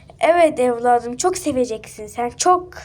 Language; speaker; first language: Turkish; early bilingual, other home language; Arabic